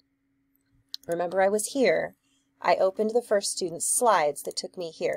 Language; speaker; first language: English; native; English